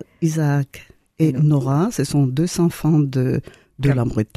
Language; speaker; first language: French; non-native, fluent; Spanish